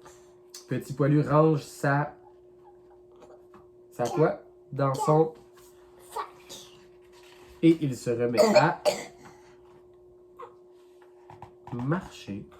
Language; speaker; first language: French; native; French